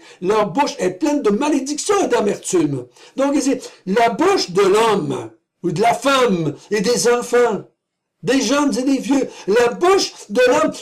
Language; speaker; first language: French; native; French